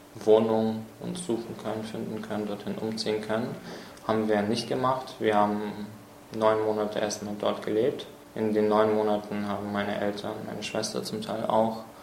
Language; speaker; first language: German; early bilingual, other home language; Russian